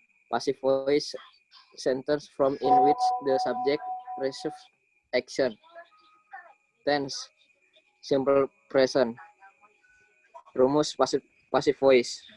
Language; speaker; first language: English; non-native, learner; Indonesian